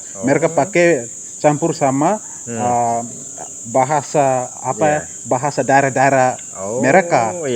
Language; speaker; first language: Indonesian; non-native, fluent; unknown